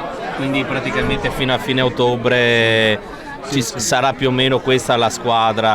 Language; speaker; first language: Italian; native; Italian